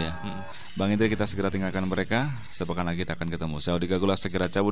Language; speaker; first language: Indonesian; native; Indonesian